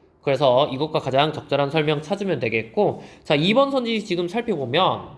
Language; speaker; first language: Korean; native; Korean